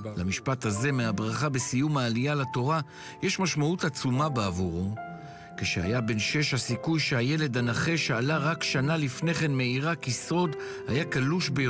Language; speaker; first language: Hebrew; native; Hebrew